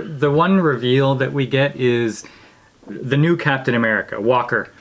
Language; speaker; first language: English; native; English